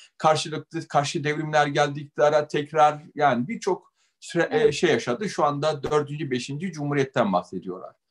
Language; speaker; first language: Turkish; native; Turkish